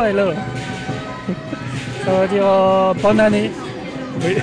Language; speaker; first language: French; non-native, fluent; Chinese